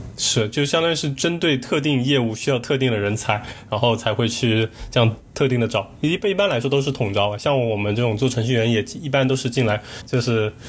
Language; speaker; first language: Chinese; native; Chinese